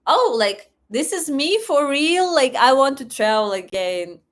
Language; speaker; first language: English; non-native, fluent; Russian